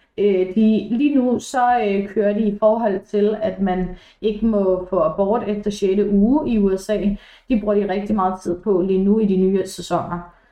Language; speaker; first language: Danish; early bilingual, other home language; English